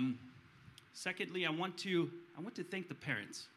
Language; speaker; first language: English; early bilingual, other home language; Romanian